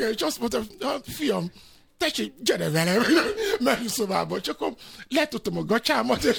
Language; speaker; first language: Hungarian; non-native, fluent; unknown